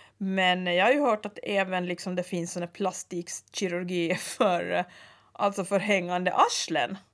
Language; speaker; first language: Swedish; native; Swedish